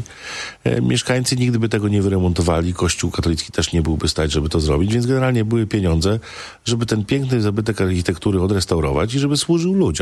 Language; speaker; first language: Polish; native; Polish